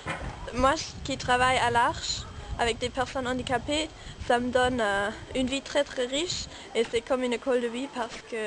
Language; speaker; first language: French; non-native, fluent; German